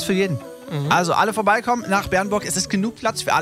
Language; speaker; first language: German; native; German